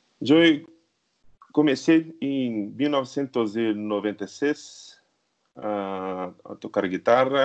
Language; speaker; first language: Spanish; non-native, learner; Portuguese